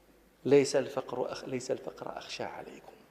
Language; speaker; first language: Arabic; native; Arabic